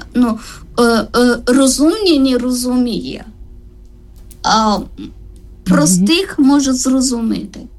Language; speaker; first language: Ukrainian; non-native, learner; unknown